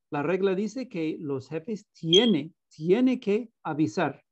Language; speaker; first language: Spanish; non-native, fluent; English